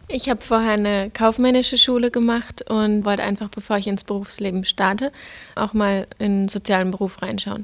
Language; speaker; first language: German; native; German